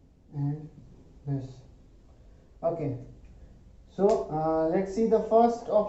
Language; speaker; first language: English; non-native, local second language; Hindi